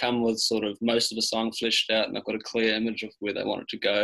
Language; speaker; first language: English; native; English